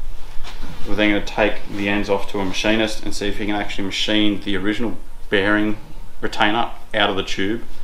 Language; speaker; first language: English; native; English